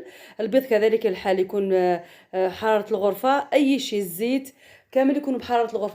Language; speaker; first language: Arabic; native; Arabic